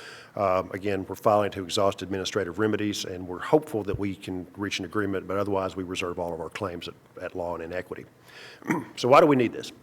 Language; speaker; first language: English; native; English